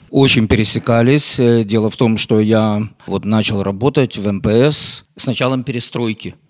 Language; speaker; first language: Russian; native; Russian